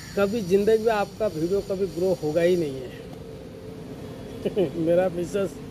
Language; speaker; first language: Hindi; non-native, local second language; Odia